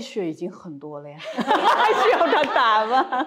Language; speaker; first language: Chinese; native; Chinese